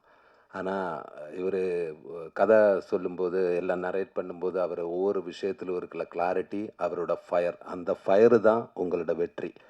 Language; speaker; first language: Tamil; non-native, learner; Malayalam